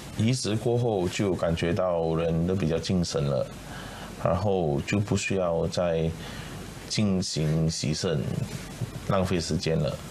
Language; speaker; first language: Chinese; native; Chinese